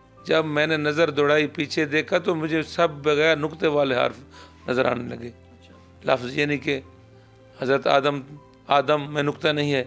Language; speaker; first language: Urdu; non-native, local second language; Saraiki